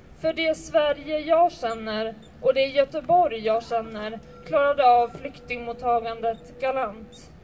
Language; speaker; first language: Swedish; early bilingual, other home language; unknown